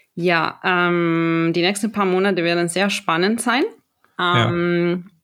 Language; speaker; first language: German; non-native, fluent; Spanish